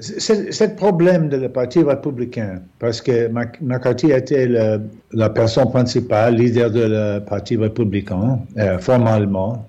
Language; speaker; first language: French; non-native, fluent; English